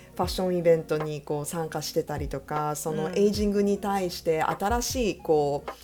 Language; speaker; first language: Japanese; native; Japanese